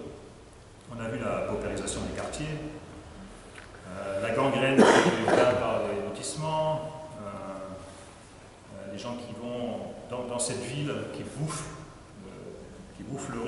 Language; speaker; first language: French; native; French